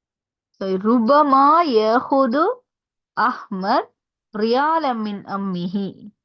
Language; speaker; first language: Arabic; non-native, fluent; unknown